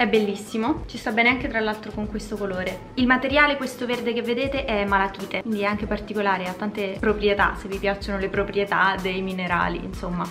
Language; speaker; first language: Italian; native; Italian